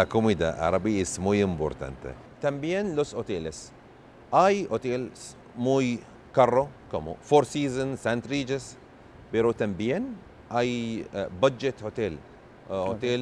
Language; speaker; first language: Spanish; non-native, learner; Arabic